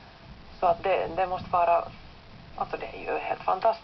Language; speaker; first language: Swedish; non-native, local second language; Finnish